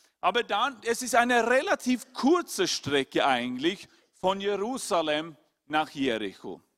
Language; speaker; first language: German; non-native, fluent; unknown